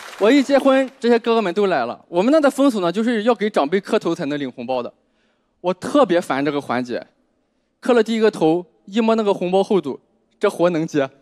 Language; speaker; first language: Chinese; native; Chinese